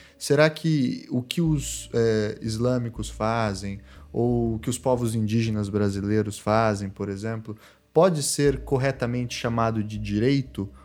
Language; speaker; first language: Portuguese; native; Portuguese